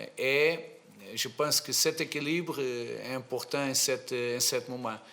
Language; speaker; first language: French; non-native, fluent; Portuguese